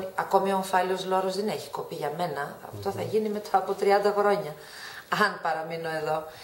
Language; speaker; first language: Greek; native; Greek